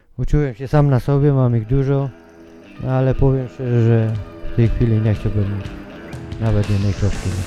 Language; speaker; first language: Polish; native; Polish